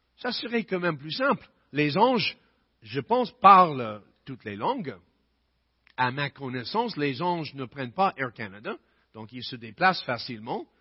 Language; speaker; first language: French; non-native, fluent; English